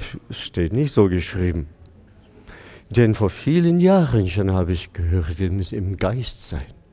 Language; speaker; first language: German; non-native, fluent; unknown